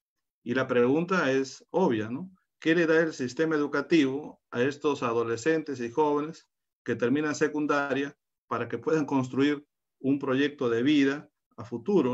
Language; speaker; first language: Spanish; native; Spanish